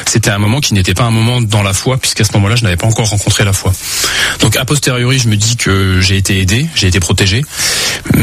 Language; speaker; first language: French; native; French